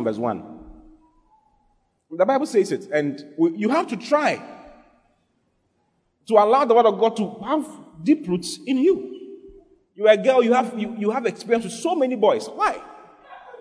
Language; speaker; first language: English; non-native, local second language; Akan